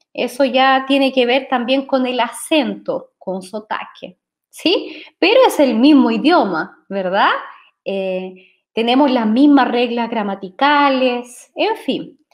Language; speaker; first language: Spanish; non-native, fluent; Portuguese